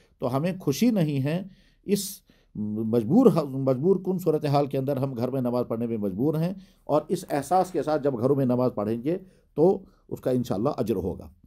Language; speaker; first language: Urdu; non-native, local second language; Kashmiri